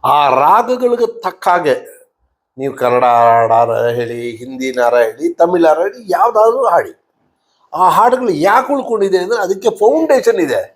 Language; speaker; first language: Kannada; native; Kannada